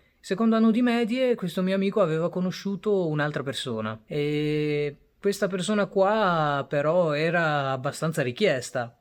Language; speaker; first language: Italian; early bilingual, other home language; Bangla